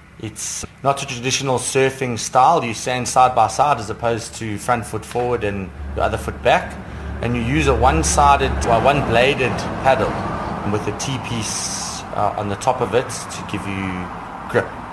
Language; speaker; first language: English; native; English